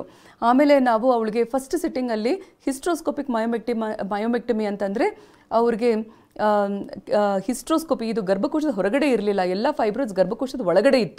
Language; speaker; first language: Kannada; native; Kannada